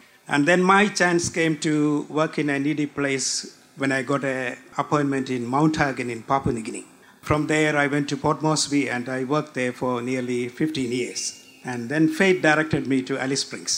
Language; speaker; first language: English; non-native, local second language; Malayalam